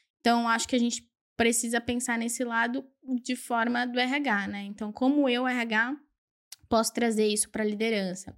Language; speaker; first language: Portuguese; early bilingual, other home language; Spanish